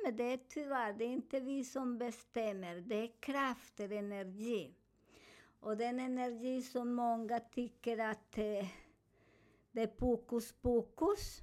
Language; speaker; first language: Swedish; non-native, learner; Spanish